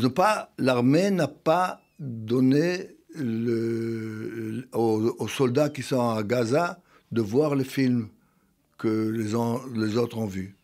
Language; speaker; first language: French; non-native, fluent; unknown